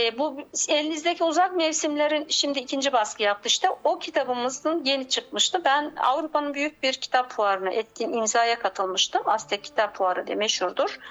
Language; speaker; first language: Turkish; native; Turkish